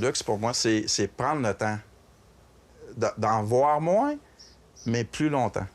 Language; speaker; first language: French; native; French